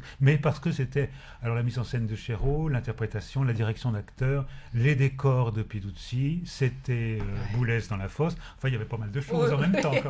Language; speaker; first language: French; native; French